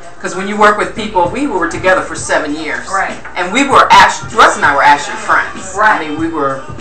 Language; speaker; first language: English; native; English